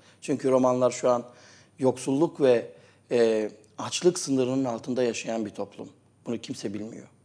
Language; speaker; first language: Turkish; native; Turkish